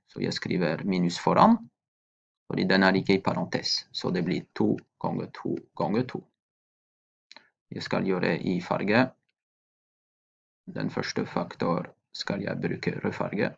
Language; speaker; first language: Norwegian; non-native, fluent; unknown